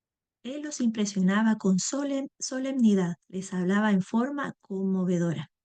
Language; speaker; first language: Spanish; native; Spanish